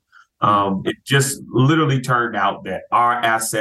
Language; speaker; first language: English; native; English